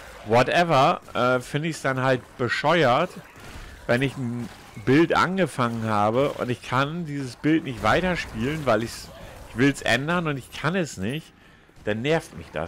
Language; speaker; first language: German; native; German